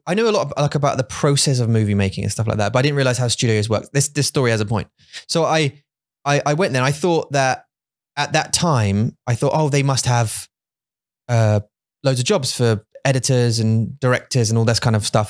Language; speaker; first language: English; native; English